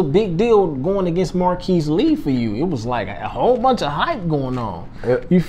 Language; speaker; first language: English; native; English